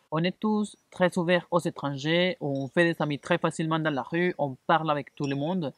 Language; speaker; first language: French; non-native, fluent; Spanish